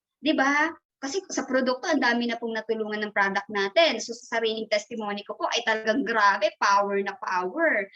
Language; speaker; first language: Filipino; non-native, local second language; Masbatenyo